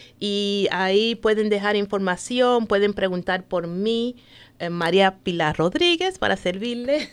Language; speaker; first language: Spanish; native; Spanish